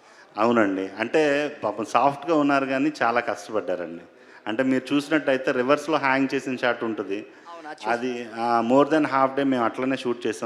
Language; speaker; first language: Telugu; native; Telugu